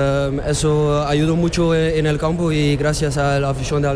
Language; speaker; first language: Spanish; non-native, learner; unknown